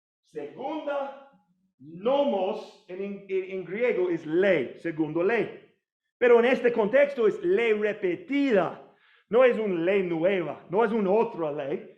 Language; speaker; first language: Spanish; non-native, learner; English